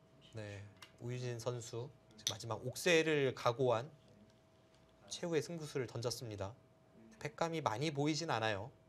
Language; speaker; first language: Korean; native; Korean